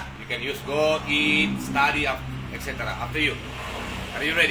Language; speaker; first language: English; non-native, fluent; Indonesian